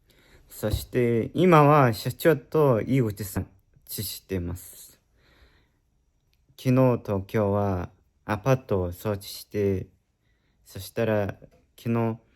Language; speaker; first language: Japanese; non-native, learner; Mongolian